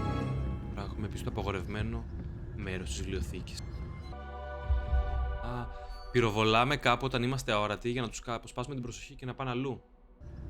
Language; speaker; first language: Greek; native; Greek